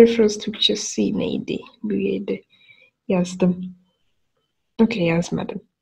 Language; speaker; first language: Turkish; non-native, learner; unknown